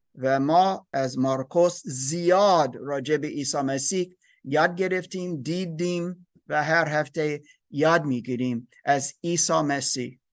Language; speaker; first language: Persian; non-native, learner; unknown